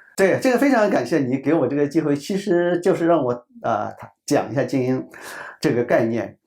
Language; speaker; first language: Chinese; native; Chinese